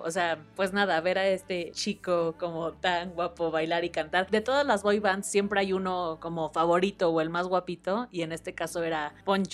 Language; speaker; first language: Spanish; native; Spanish